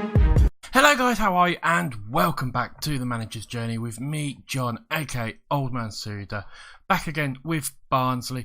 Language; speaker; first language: English; native; English